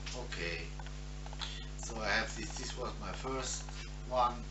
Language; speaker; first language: English; non-native, learner; Spanish